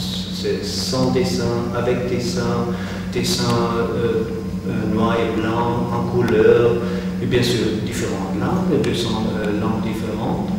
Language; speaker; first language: French; non-native, fluent; German